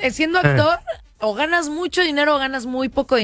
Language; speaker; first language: Spanish; native; Spanish